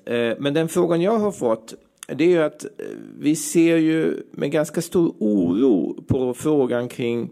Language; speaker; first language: Swedish; native; Swedish